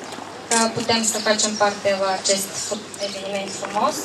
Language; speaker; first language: Romanian; non-native, fluent; Bulgarian